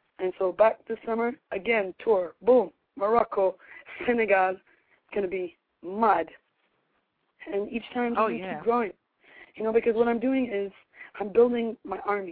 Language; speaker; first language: English; native; English